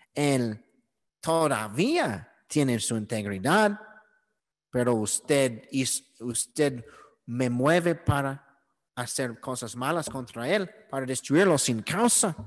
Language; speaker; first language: Spanish; non-native, learner; English